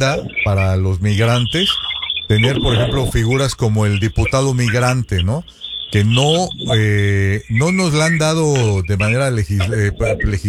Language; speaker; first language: Spanish; native; Spanish